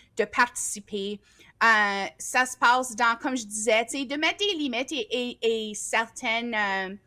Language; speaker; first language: French; native; French